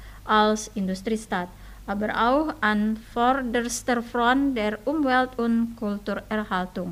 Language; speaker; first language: German; non-native, fluent; Indonesian